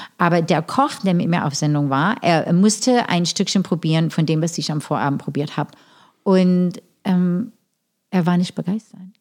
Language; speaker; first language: German; non-native, fluent; English